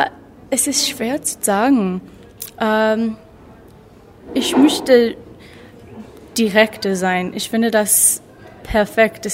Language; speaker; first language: German; non-native, learner; English